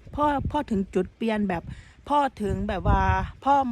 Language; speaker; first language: Thai; native; Thai